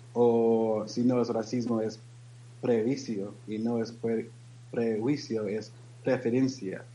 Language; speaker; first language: Spanish; non-native, learner; English